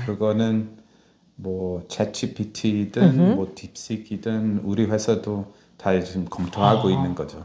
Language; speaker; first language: Korean; non-native, fluent; English